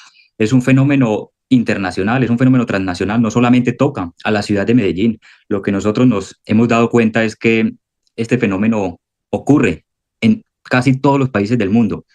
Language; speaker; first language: Spanish; native; Spanish